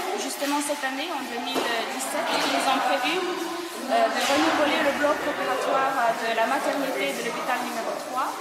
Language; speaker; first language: French; non-native, fluent; Ukrainian